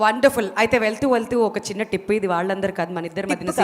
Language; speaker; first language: Telugu; native; Telugu